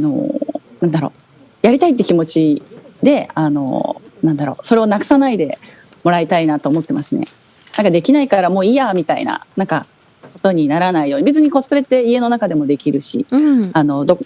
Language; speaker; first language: Japanese; native; Japanese